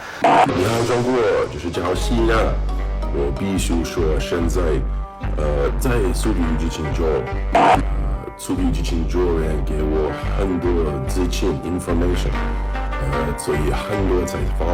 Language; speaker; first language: Chinese; non-native, learner; English